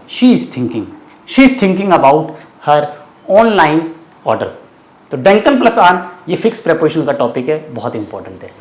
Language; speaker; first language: Hindi; native; Hindi